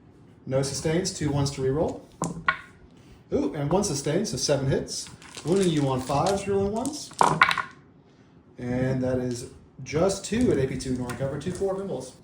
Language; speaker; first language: English; native; English